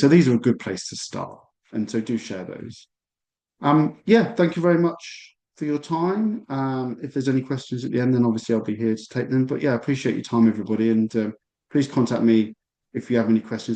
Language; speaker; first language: English; native; English